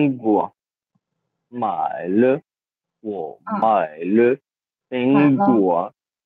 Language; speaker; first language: Chinese; non-native, learner; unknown